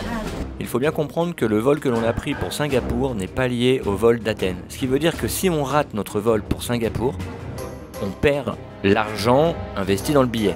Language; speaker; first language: French; native; French